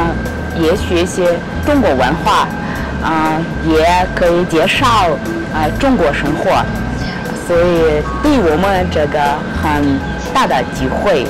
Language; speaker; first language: Chinese; non-native, learner; Russian